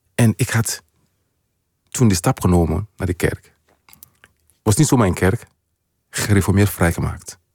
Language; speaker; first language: Dutch; non-native, fluent; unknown